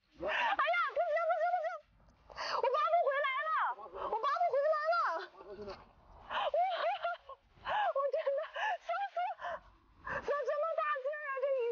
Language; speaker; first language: Chinese; native; Chinese